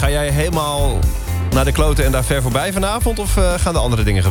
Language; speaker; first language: Dutch; native; Dutch